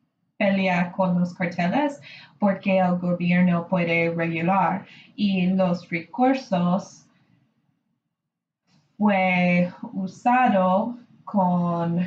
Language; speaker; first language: Spanish; non-native, learner; English